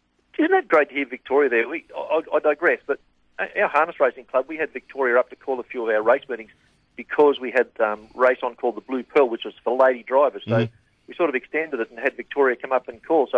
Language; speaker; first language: English; native; English